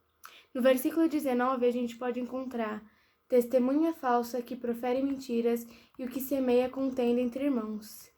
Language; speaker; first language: Portuguese; native; Portuguese